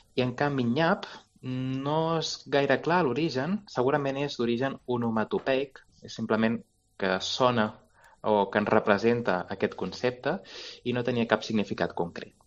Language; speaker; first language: Catalan; native; Catalan